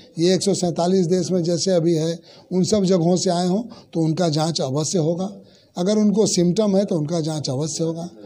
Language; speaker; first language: Hindi; native; Hindi